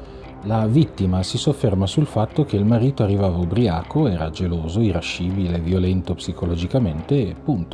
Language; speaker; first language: Italian; native; Italian